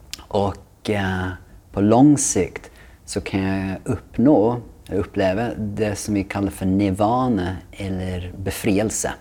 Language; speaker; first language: Swedish; non-native, fluent; English